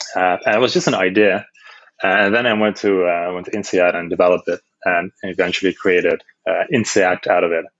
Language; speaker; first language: English; non-native, fluent; Dutch